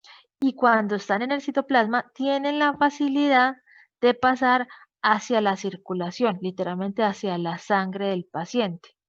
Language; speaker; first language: Spanish; native; Spanish